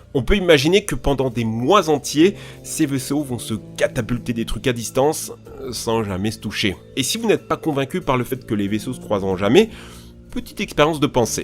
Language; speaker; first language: French; native; French